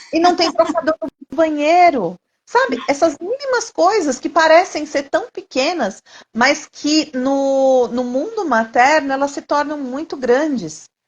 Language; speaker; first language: Portuguese; native; Portuguese